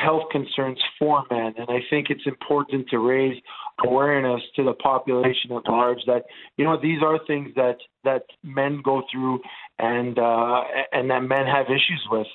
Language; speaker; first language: English; non-native, fluent; Italian